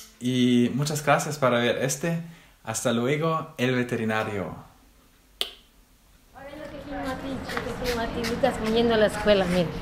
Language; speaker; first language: Spanish; non-native, fluent; German